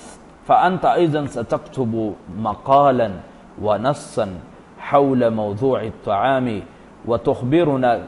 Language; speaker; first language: Arabic; non-native, fluent; Urdu